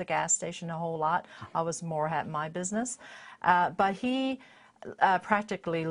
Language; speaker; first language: English; native; English